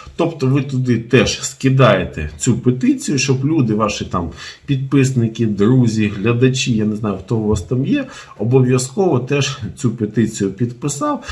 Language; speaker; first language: Ukrainian; non-native, local second language; Russian